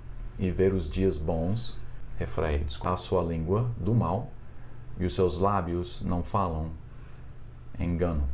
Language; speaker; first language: Portuguese; non-native, fluent; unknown